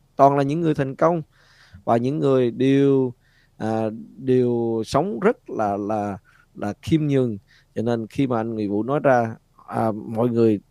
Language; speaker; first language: Vietnamese; early bilingual, heritage; Vietnamese